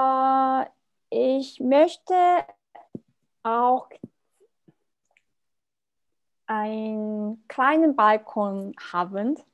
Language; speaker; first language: German; non-native, learner; Korean